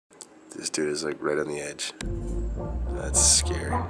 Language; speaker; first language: English; native; English